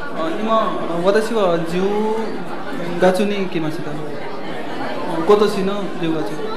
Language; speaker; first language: Japanese; non-native, learner; Nepali